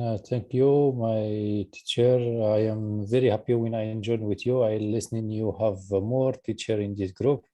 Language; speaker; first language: English; non-native, learner; Arabic